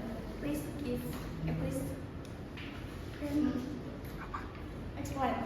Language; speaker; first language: English; non-native, learner; Indonesian